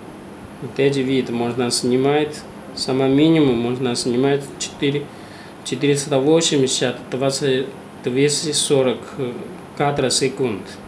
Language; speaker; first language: Russian; non-native, learner; Chinese